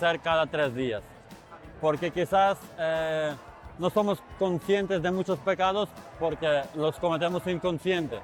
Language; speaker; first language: Spanish; non-native, fluent; Ukrainian